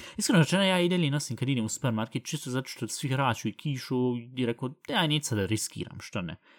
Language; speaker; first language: Bosnian; early bilingual, heritage; Bosnian